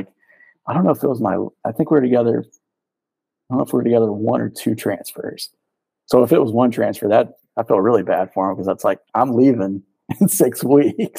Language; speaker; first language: English; native; English